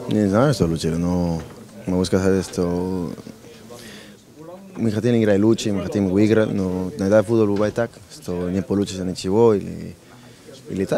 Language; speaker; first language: Russian; non-native, fluent; Spanish